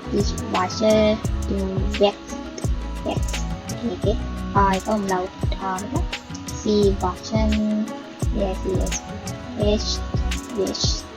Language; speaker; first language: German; non-native, fluent; Sinhala